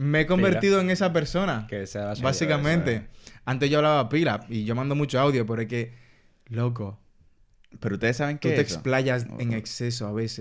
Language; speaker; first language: Spanish; native; Spanish